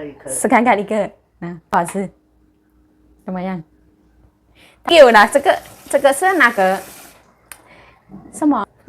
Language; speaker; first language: Chinese; non-native, learner; Javanese